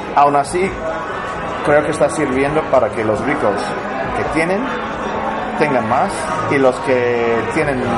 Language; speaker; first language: Spanish; non-native, fluent; English